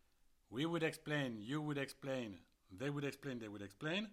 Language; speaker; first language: English; non-native, fluent; French